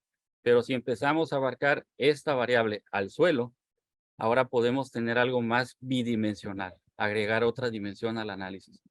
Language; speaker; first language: Spanish; native; Spanish